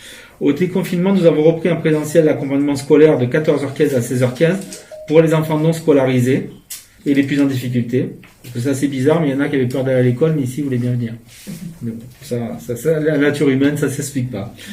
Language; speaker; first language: French; native; French